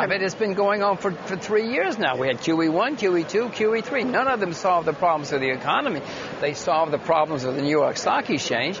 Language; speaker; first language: English; native; English